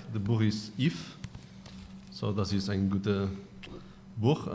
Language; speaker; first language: German; non-native, learner; Spanish